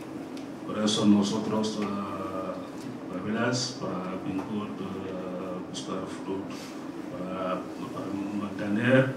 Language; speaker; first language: Spanish; non-native, learner; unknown